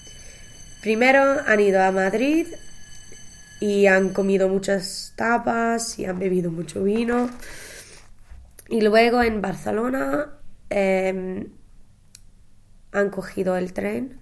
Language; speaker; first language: Spanish; non-native, learner; English